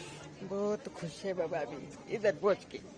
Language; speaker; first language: Hindi; non-native, local second language; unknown